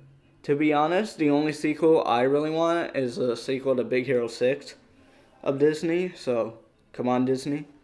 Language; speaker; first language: English; native; English